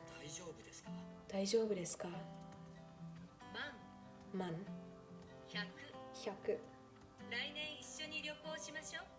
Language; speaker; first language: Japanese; non-native, learner; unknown